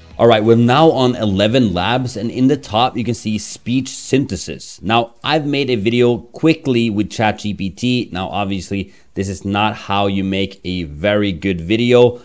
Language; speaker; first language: English; non-native, fluent; Norwegian